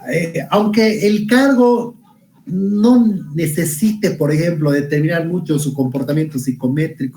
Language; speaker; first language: Spanish; native; Spanish